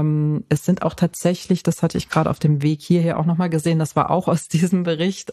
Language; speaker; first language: German; native; German